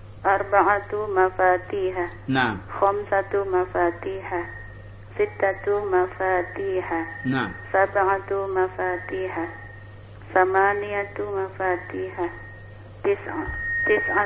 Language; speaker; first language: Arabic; non-native, learner; Indonesian